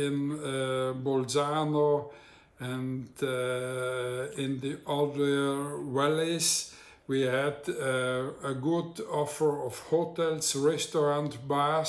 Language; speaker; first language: English; non-native, learner; Italian